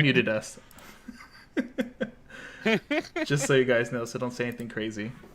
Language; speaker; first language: English; native; English